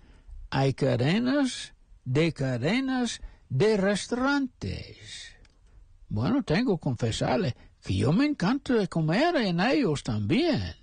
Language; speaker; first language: Spanish; non-native, fluent; English